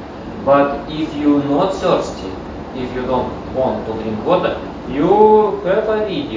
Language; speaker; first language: English; non-native, learner; Russian